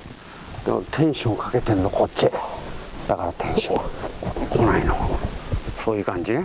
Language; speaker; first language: Japanese; native; Japanese